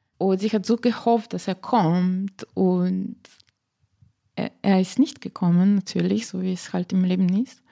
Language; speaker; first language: German; non-native, fluent; Slovenian